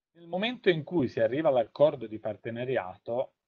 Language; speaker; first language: Italian; native; Italian